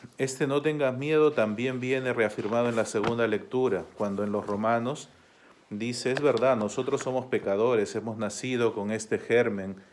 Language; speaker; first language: Spanish; native; Spanish